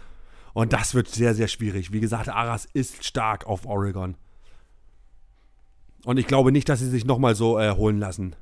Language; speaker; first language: German; native; German